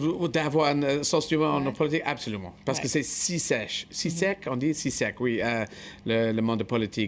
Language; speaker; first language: French; non-native, fluent; English